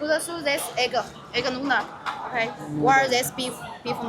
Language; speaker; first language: English; non-native, learner; Chinese